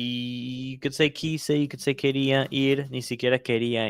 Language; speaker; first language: Spanish; non-native, fluent; English